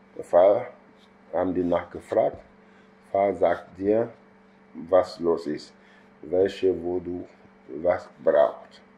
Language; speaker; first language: German; non-native, fluent; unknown